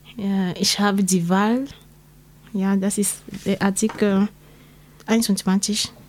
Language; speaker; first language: German; non-native, learner; French